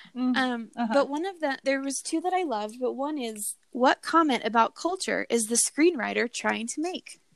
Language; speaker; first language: English; native; English